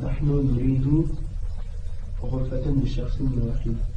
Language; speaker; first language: Arabic; non-native, learner; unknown